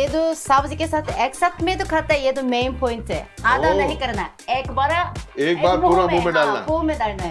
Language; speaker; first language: Hindi; non-native, fluent; Korean